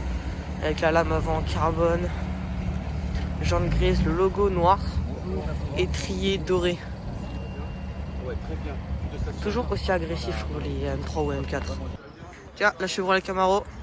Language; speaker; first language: French; native; French